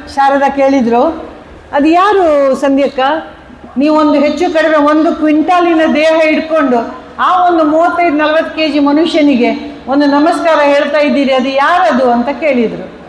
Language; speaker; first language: Kannada; non-native, local second language; Konkani